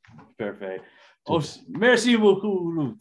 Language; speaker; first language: French; non-native, learner; English